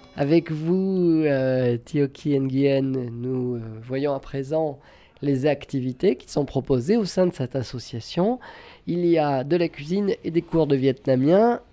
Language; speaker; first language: French; native; French